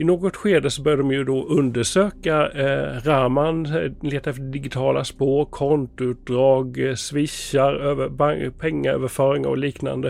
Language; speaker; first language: Swedish; native; Swedish